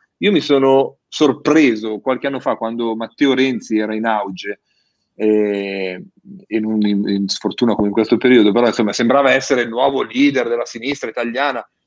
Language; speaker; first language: Italian; native; Italian